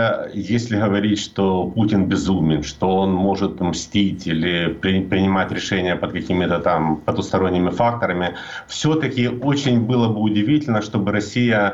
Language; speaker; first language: Russian; native; Russian